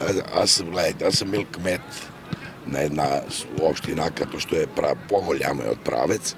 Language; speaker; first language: Bulgarian; non-native, learner; Serbian